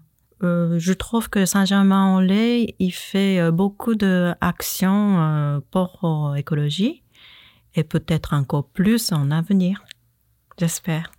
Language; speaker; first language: French; non-native, fluent; Japanese